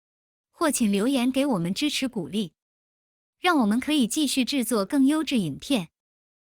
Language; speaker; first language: Chinese; native; Chinese